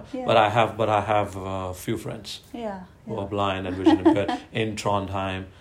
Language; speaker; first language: English; non-native, local second language; Gujarati